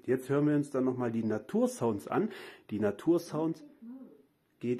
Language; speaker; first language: German; native; German